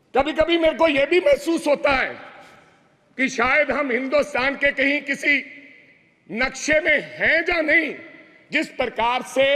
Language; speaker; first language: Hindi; non-native, local second language; Punjabi